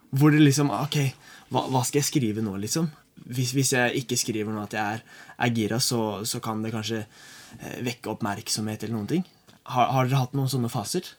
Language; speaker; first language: Norwegian; native; Norwegian